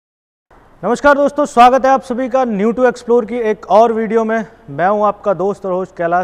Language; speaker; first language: Hindi; native; Hindi